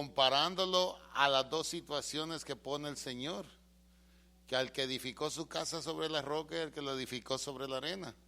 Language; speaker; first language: Spanish; native; Spanish